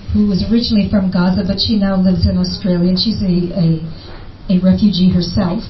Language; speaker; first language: English; native; English